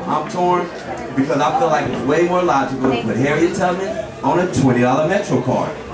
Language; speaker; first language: English; native; English